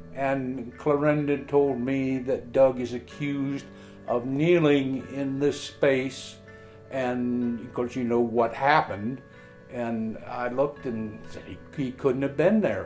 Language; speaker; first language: English; native; English